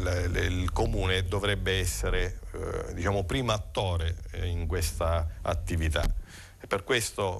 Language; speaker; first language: Italian; native; Italian